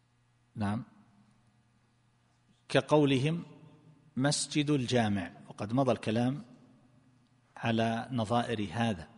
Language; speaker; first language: Arabic; native; Arabic